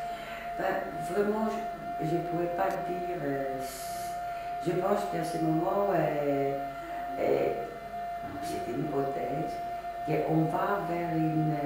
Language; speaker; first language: French; non-native, fluent; Greek